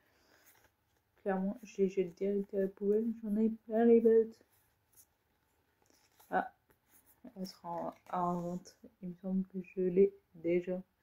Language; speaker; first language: French; native; French